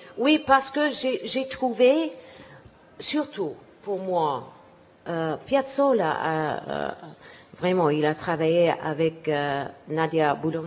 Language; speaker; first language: French; non-native, learner; English